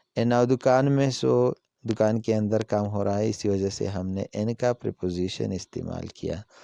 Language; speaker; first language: Urdu; non-native, local second language; Pashto